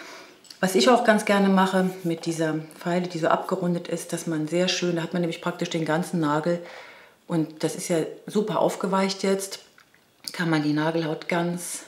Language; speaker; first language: German; native; German